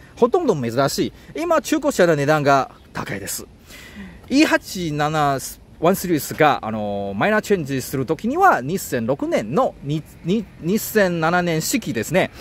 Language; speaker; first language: Japanese; non-native, learner; Chinese